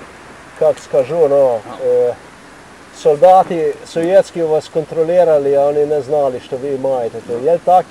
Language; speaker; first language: Russian; non-native, learner; Slovenian